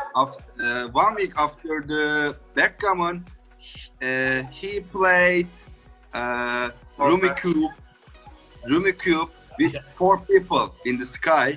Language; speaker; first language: English; non-native, fluent; Turkish